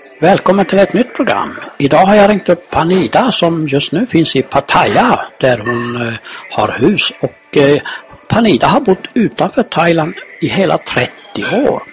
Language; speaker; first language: Swedish; native; Swedish